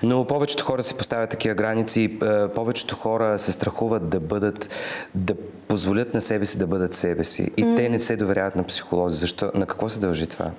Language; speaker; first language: Bulgarian; native; Bulgarian